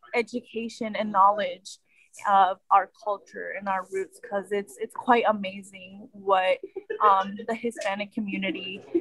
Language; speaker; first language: English; early bilingual, other home language; Spanish